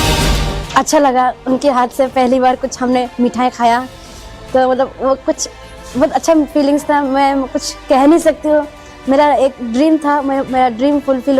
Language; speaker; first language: Hindi; non-native, local second language; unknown